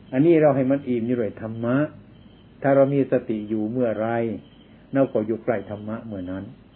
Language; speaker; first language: Thai; non-native, local second language; Lao